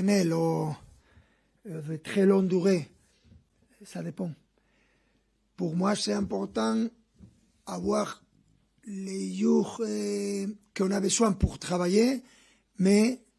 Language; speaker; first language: French; non-native, fluent; Spanish